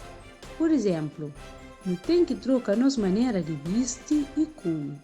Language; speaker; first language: Portuguese; non-native, local second language; Kabuverdianu